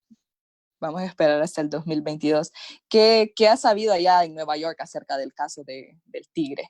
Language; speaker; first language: Spanish; native; Spanish